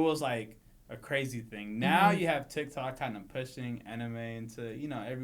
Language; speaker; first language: English; native; English